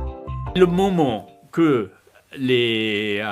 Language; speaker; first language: French; non-native, fluent; English